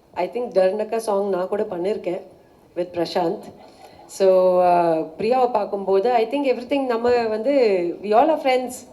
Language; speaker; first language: Tamil; non-native, fluent; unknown